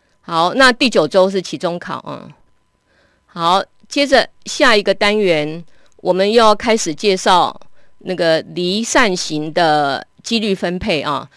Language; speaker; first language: Chinese; native; Chinese